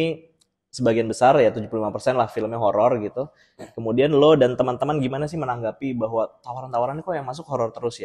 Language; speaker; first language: Indonesian; native; Indonesian